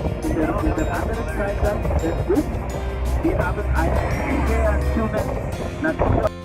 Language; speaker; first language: German; non-native, learner; Spanish